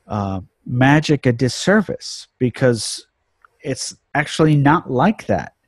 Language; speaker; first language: English; native; English